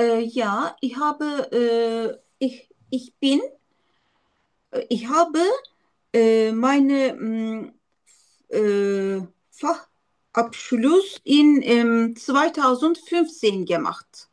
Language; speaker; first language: German; non-native, learner; Turkish